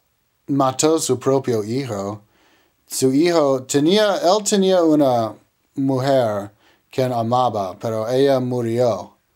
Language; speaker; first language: Spanish; non-native, learner; English